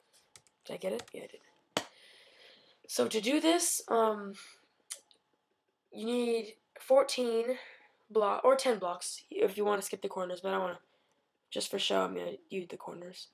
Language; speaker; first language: English; native; English